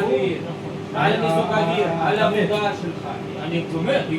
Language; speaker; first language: Hebrew; non-native, learner; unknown